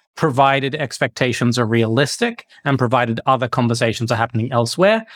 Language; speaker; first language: English; native; English